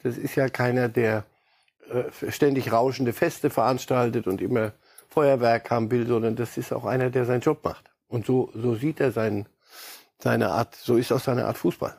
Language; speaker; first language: German; native; German